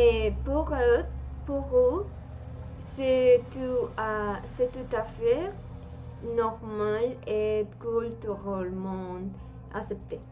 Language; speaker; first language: French; non-native, learner; Spanish